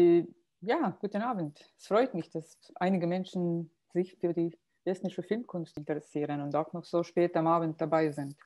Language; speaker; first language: German; non-native, fluent; Estonian